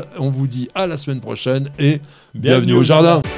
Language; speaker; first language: French; native; French